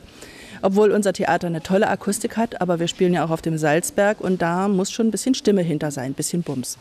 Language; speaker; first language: German; native; German